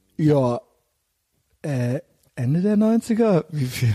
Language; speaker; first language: German; native; German